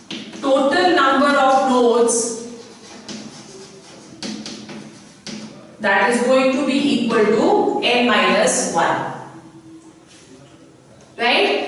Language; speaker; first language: English; non-native, local second language; Hindi